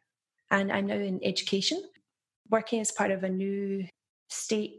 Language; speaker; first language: English; native; English